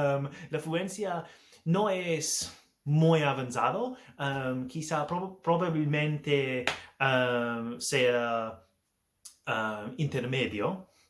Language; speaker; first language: Spanish; non-native, learner; English